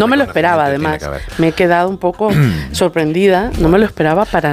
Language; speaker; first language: Spanish; native; Spanish